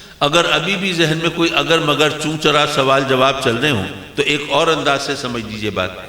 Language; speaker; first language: Urdu; native; Urdu